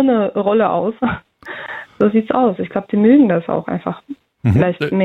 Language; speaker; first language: German; early bilingual, other home language; Russian